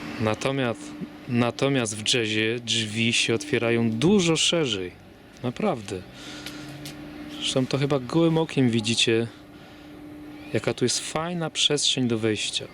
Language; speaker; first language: Polish; native; Polish